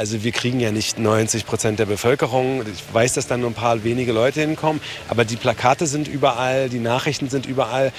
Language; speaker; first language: German; native; German